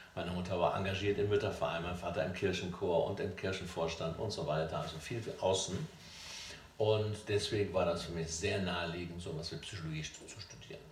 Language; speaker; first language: German; native; German